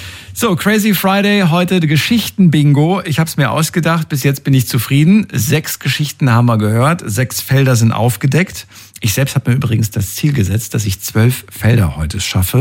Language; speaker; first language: German; native; German